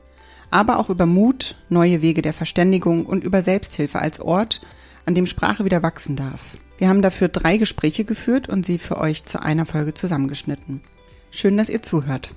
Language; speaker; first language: German; native; German